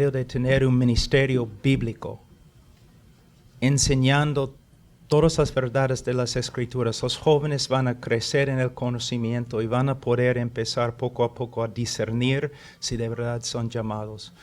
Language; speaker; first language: Spanish; non-native, fluent; English